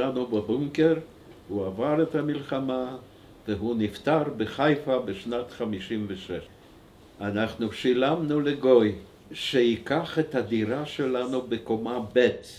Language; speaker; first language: Hebrew; non-native, fluent; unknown